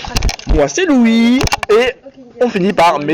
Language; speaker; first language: French; native; French